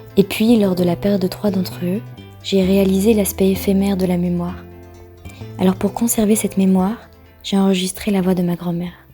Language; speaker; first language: French; native; French